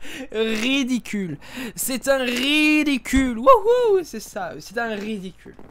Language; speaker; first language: French; native; French